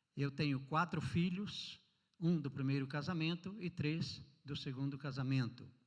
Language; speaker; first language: Portuguese; native; Portuguese